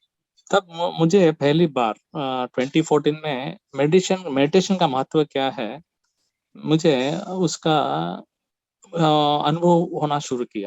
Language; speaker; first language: Hindi; non-native, local second language; Kannada